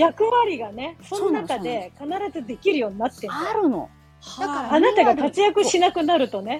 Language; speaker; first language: Japanese; native; Japanese